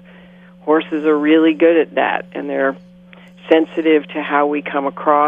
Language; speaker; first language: English; native; English